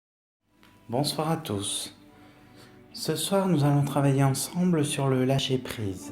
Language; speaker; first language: French; native; French